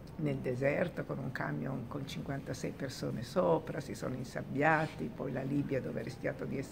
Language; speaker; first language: Italian; early bilingual, heritage; Italian